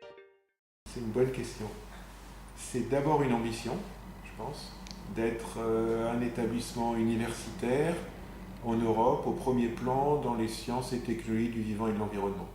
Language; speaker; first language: French; native; French